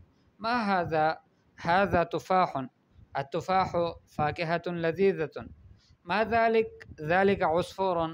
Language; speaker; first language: Arabic; non-native, fluent; Urdu